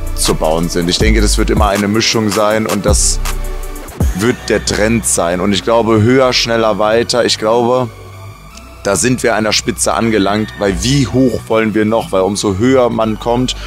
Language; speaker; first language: German; native; German